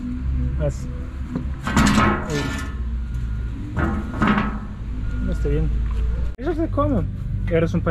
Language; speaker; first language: Spanish; non-native, fluent; German